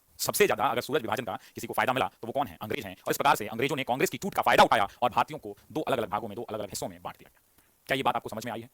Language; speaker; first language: Hindi; native; Hindi